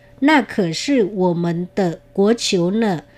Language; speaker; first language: Chinese; non-native, fluent; Vietnamese